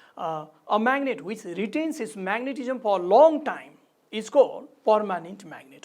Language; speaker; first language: English; non-native, local second language; Nepali